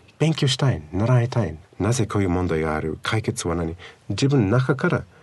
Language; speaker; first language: Japanese; non-native, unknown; English